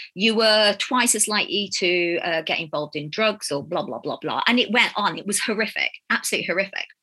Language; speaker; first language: English; native; English